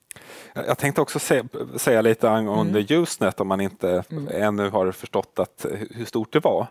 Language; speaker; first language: Swedish; native; Swedish